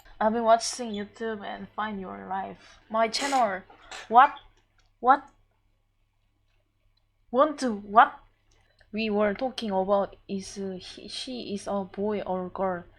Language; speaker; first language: English; non-native, learner; Korean